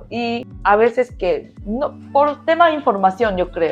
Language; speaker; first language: Spanish; non-native, learner; Korean